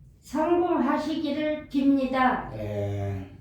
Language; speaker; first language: Korean; non-native, learner; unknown